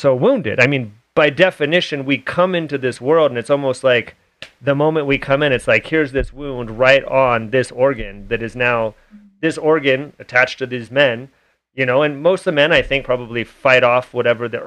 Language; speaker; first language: English; native; English